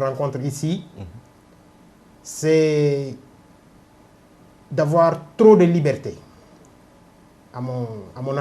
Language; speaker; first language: French; non-native, local second language; Wolof